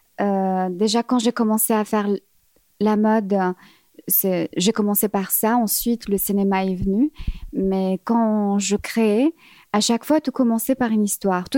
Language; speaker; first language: French; early bilingual, other home language; Arabic